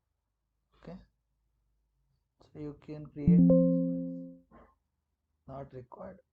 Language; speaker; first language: English; non-native, local second language; Kannada